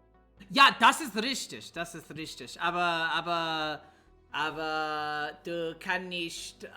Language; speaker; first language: German; non-native, learner; English